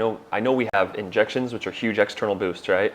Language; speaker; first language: English; native; English